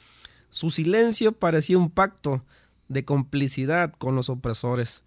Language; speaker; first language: Spanish; native; Spanish